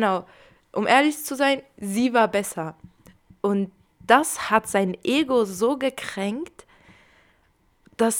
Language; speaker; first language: German; early bilingual, other home language; Kurdish